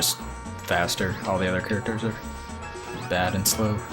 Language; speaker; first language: English; native; English